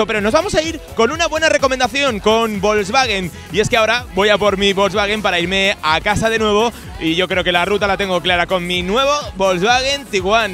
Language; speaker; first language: Spanish; native; Spanish